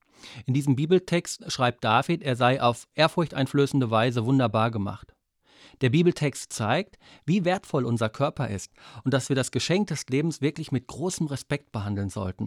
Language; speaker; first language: German; native; German